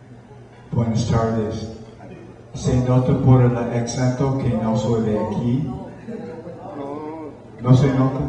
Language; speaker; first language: Spanish; non-native, fluent; English